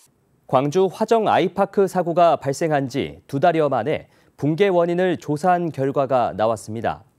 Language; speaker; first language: Korean; native; Korean